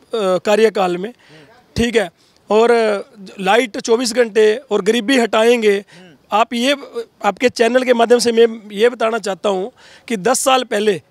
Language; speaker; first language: Hindi; native; Hindi